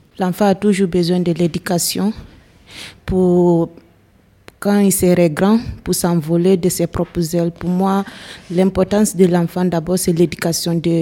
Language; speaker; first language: French; non-native, learner; Arabic